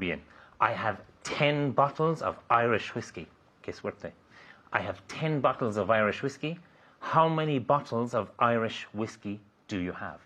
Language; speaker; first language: English; non-native, fluent; Spanish